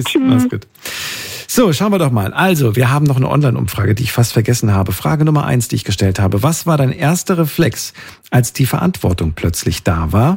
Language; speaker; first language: German; native; German